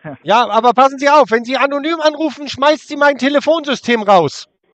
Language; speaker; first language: German; native; German